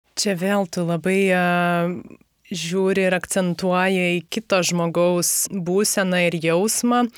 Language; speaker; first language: Lithuanian; native; Lithuanian